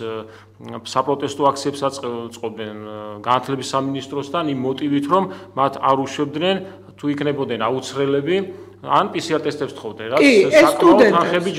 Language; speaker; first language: Georgian; native; Georgian